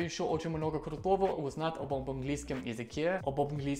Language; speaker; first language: Russian; non-native, fluent; English